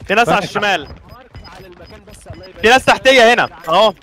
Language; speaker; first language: Arabic; native; Arabic